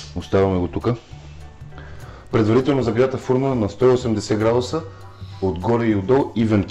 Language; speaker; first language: Bulgarian; native; Bulgarian